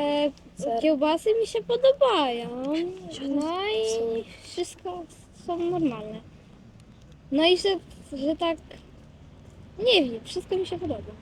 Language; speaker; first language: Polish; early bilingual, other home language; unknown